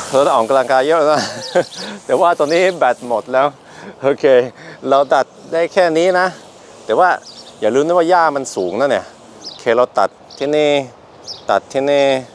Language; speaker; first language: Thai; non-native, fluent; Norwegian